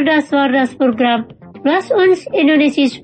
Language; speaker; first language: German; non-native, fluent; Indonesian